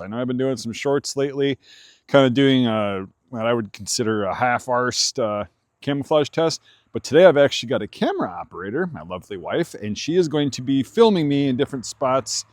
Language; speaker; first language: English; native; English